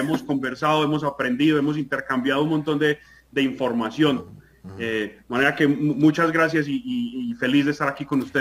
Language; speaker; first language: Spanish; native; Spanish